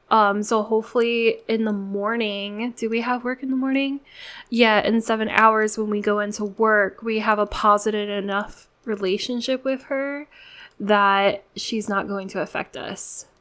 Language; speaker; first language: English; native; English